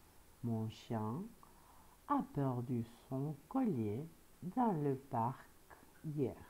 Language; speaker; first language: French; non-native, fluent; Spanish